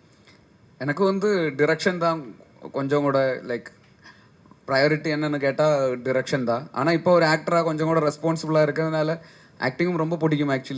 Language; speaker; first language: Tamil; non-native, local second language; Malayalam